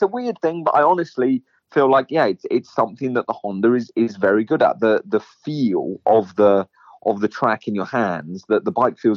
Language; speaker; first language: English; native; English